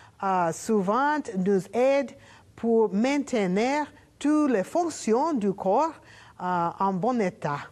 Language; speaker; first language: French; non-native, learner; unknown